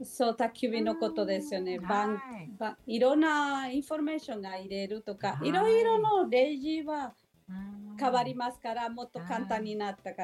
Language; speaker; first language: Japanese; non-native, learner; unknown